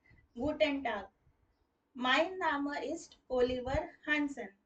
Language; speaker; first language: German; non-native, fluent; Hindi